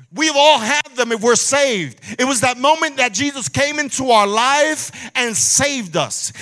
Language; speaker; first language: English; early bilingual, other home language; Spanish